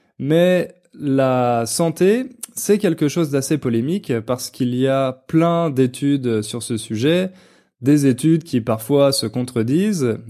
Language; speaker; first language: French; native; French